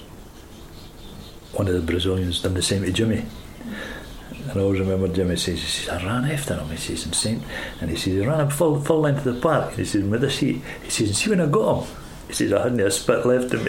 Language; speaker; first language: English; native; English